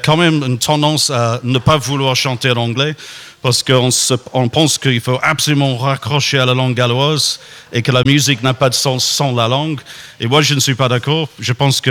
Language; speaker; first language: French; non-native, fluent; English